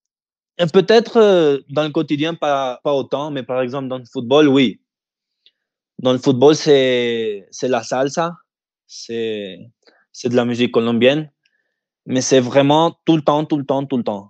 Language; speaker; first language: French; early bilingual, heritage; French